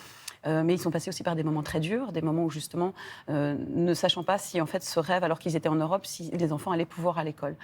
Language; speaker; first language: French; native; French